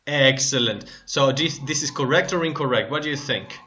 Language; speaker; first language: English; non-native, fluent; Spanish